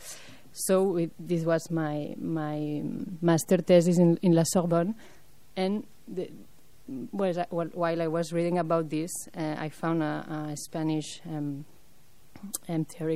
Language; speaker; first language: English; non-native, fluent; French